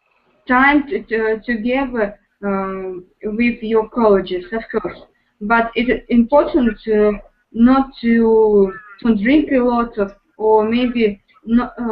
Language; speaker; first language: English; non-native, learner; Russian